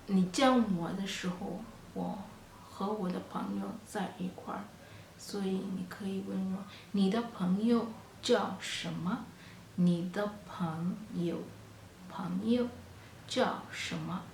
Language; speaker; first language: Chinese; non-native, fluent; Kalenjin